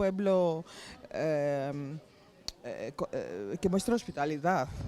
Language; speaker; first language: Spanish; non-native, fluent; Greek